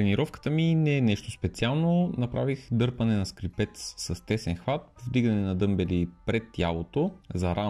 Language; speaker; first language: Bulgarian; native; Bulgarian